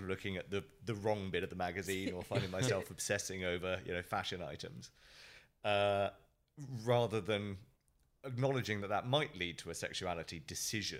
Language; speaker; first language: English; native; English